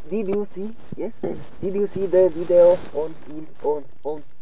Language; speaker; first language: English; non-native, learner; Slovak